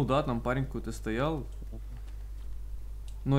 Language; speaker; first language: Russian; native; Russian